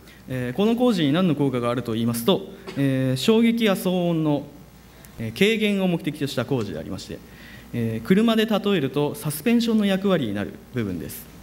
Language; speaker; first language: Japanese; native; Japanese